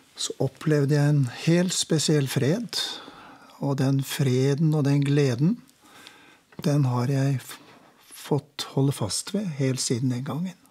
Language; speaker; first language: Norwegian; native; Norwegian